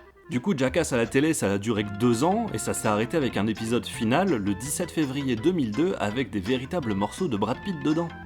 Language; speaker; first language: French; native; French